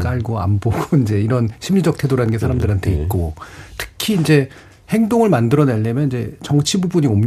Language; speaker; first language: Korean; native; Korean